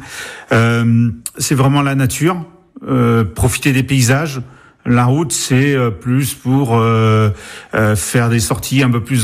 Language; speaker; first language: French; native; French